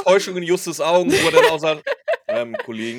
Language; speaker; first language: German; native; German